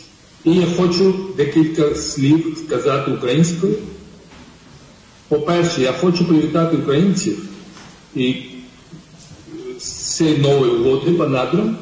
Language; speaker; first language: Ukrainian; non-native, fluent; Georgian